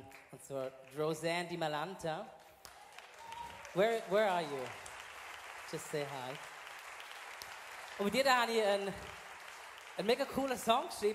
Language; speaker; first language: German; native; German